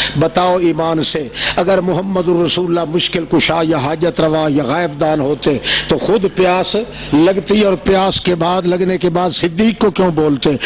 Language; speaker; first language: Urdu; non-native, local second language; Saraiki